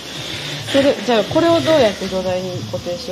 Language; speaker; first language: Japanese; native; Japanese